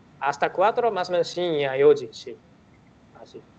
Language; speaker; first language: Spanish; non-native, learner; Japanese